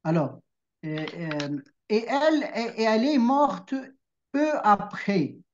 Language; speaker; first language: French; non-native, local second language; Arabic